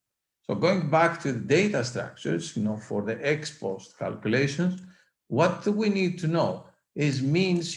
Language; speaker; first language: English; non-native, fluent; Greek